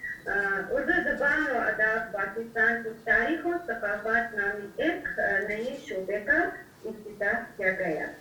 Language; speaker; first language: Hindi; non-native, fluent; Uzbek